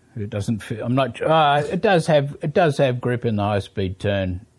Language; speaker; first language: English; native; English